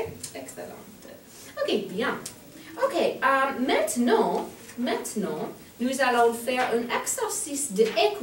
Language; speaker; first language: French; non-native, fluent; English